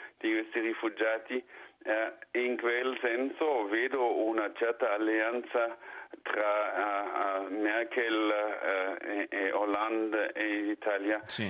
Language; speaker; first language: Italian; non-native, fluent; German